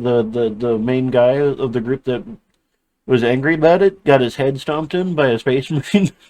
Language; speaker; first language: English; native; English